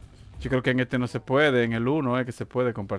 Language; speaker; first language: Spanish; native; Spanish